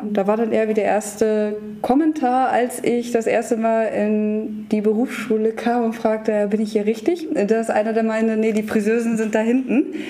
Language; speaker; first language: German; native; German